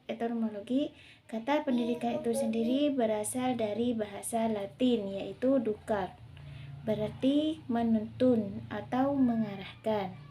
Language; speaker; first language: Indonesian; native; Indonesian